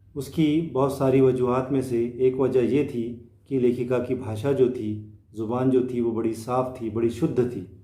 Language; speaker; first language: Hindi; non-native, local second language; Marathi